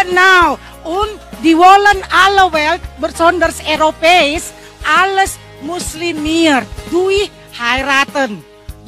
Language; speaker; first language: German; non-native, learner; Indonesian